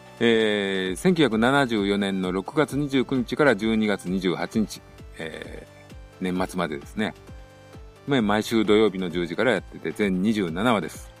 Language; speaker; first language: Japanese; native; Japanese